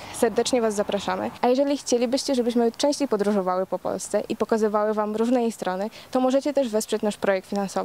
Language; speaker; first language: Polish; native; Polish